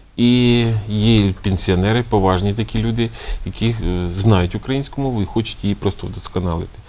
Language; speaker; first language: Ukrainian; native; Ukrainian